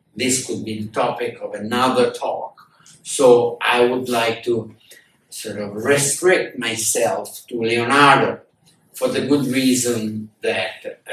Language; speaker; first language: English; non-native, fluent; Italian